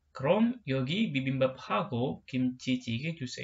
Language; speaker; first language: Korean; non-native, learner; Indonesian